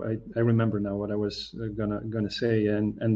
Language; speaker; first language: English; non-native, fluent; Slovak